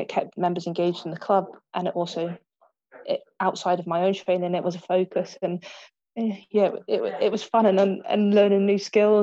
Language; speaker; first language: English; native; English